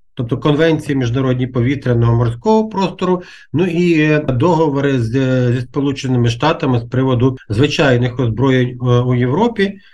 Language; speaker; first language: Ukrainian; native; Ukrainian